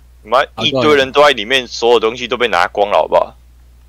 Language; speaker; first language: Chinese; native; Chinese